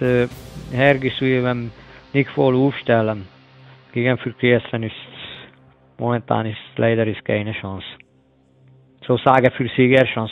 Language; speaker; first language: German; non-native, learner; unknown